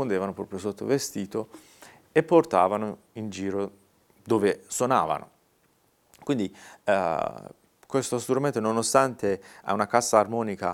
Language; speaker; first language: Italian; non-native, fluent; Persian